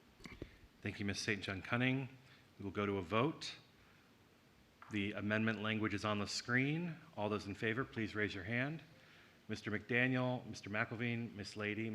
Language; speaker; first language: English; native; English